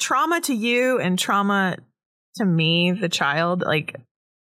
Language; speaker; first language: English; native; English